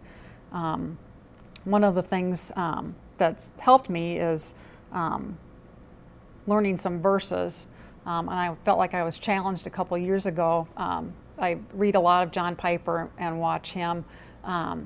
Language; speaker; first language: English; native; English